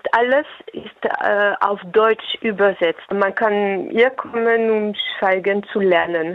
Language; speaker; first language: German; non-native, fluent; French